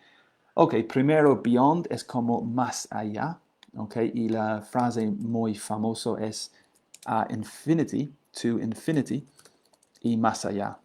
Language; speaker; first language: Spanish; non-native, learner; English